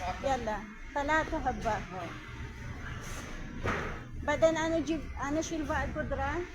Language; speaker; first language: Arabic; non-native, learner; Filipino